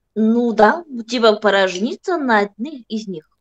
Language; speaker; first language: Russian; non-native, fluent; Turkish